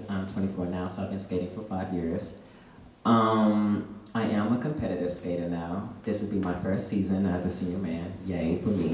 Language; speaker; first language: English; native; English